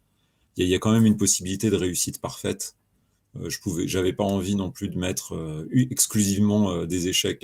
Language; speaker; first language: French; native; French